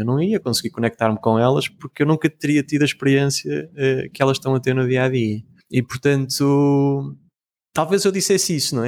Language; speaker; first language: Portuguese; native; Portuguese